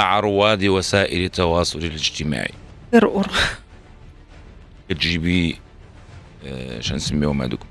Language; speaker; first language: Arabic; native; Arabic